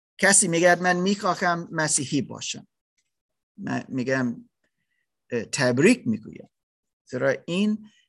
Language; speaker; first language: Persian; non-native, learner; German